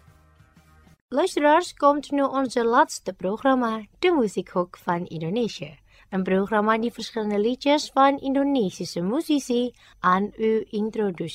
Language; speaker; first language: Dutch; non-native, fluent; Indonesian